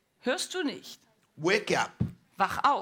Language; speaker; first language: German; non-native, learner; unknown